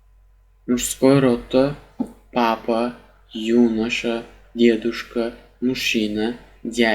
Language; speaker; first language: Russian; non-native, fluent; Turkmen